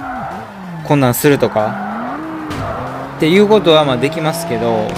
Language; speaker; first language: Japanese; native; Japanese